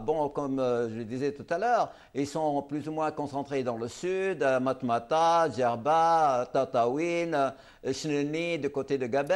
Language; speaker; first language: French; non-native, local second language; Arabic